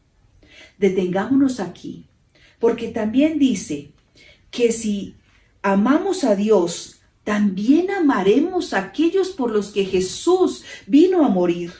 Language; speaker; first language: Spanish; native; Spanish